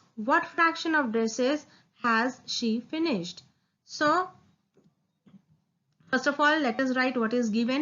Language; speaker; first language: English; non-native, local second language; Hindi